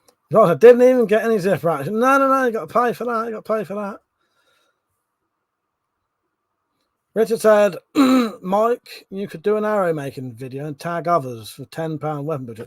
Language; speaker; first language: English; native; English